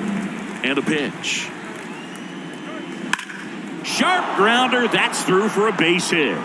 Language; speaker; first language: English; native; English